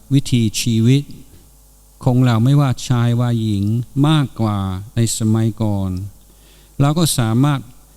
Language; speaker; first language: Thai; non-native, fluent; English